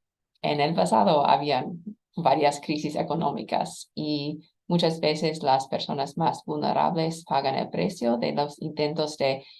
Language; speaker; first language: Spanish; non-native, fluent; English